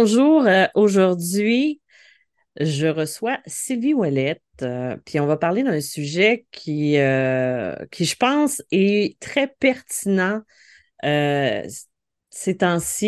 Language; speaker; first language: French; native; French